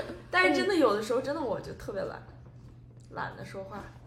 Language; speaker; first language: Chinese; native; Chinese